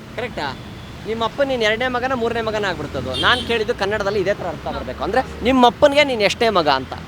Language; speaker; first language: Kannada; native; Kannada